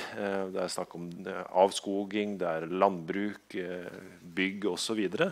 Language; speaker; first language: Norwegian; native; Norwegian